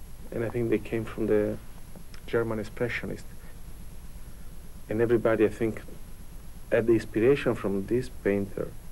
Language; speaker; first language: English; non-native, fluent; Italian